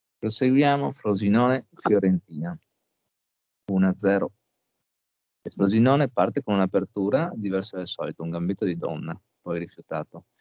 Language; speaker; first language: Italian; native; Italian